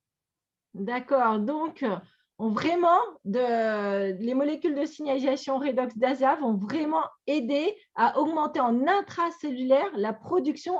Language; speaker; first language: French; native; French